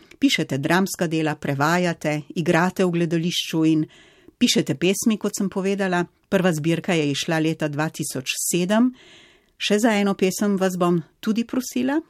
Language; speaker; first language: Slovenian; native; Slovenian